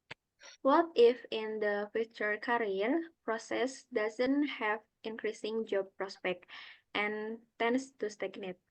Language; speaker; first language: English; non-native, learner; Indonesian